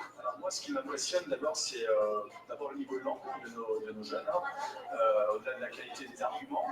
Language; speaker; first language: French; native; French